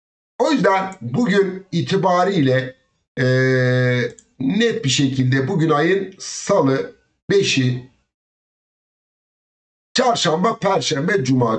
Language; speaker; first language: Turkish; native; Turkish